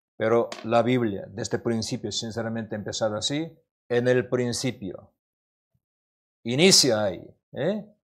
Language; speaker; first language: Spanish; non-native, learner; Korean